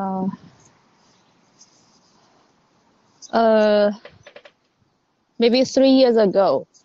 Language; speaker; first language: English; non-native, learner; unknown